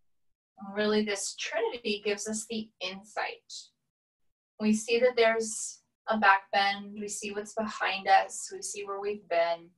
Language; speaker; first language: English; native; English